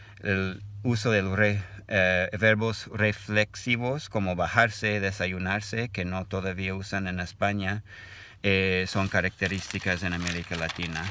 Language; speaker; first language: Spanish; non-native, learner; English